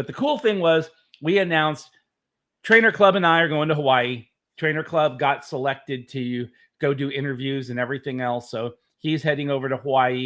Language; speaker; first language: English; native; English